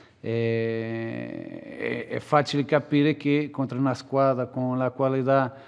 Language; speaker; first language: Italian; non-native, fluent; Portuguese